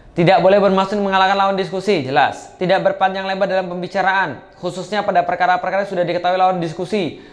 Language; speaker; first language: Indonesian; native; Indonesian